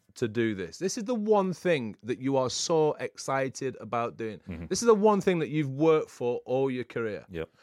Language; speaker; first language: English; native; English